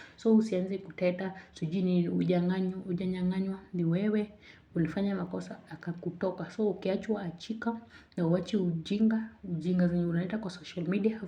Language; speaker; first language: Swahili; native; Swahili